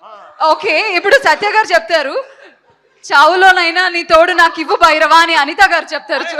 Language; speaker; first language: Telugu; native; Telugu